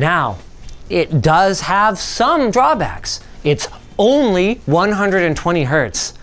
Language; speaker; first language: English; native; English